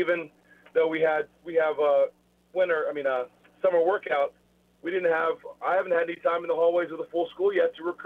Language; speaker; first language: English; native; English